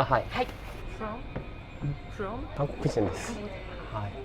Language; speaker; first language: Japanese; non-native, learner; Korean